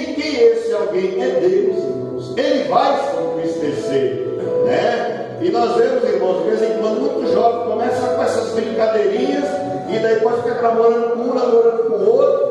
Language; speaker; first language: Portuguese; native; Portuguese